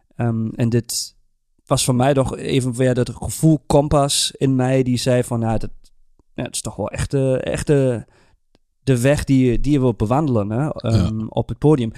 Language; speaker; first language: Dutch; non-native, fluent; German